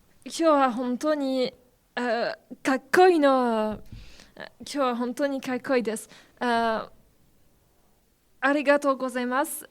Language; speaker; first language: Japanese; non-native, learner; French